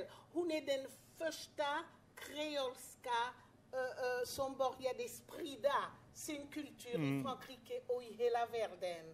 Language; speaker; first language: Swedish; non-native, fluent; French